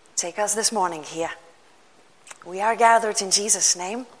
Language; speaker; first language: English; non-native, fluent; Lithuanian